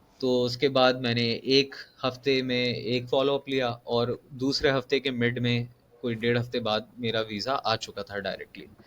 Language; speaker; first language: Urdu; native; Urdu